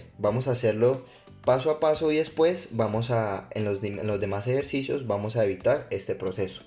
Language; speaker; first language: Spanish; native; Spanish